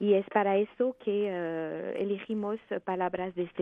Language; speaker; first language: Spanish; non-native, fluent; French